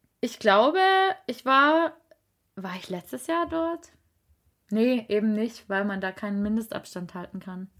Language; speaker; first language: German; native; German